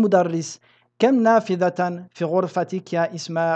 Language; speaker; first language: Arabic; non-native, fluent; French